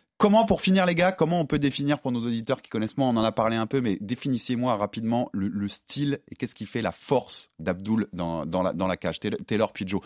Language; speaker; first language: French; native; French